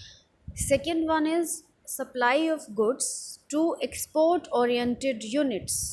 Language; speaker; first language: English; non-native, local second language; Hindi